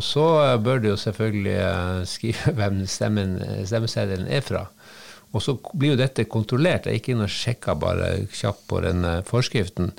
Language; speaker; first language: Norwegian; native; Norwegian